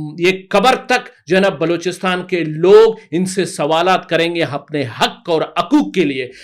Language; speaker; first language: Urdu; non-native, local second language; Baluchi